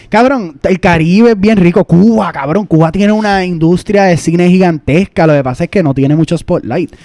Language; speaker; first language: Spanish; native; Spanish